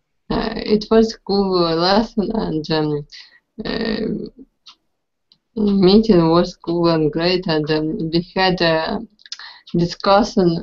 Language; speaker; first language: English; non-native, learner; Ukrainian